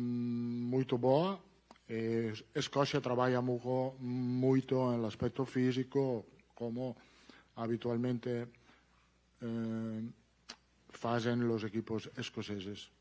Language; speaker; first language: Portuguese; non-native, learner; Italian